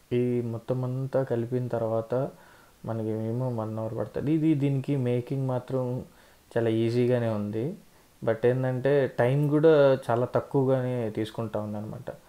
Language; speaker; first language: Telugu; non-native, local second language; Urdu